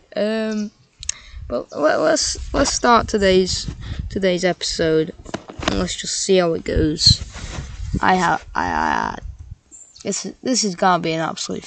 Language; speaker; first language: English; native; English